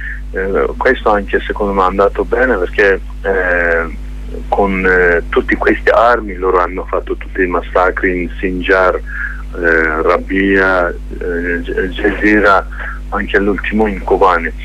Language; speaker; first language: Italian; non-native, learner; Kurdish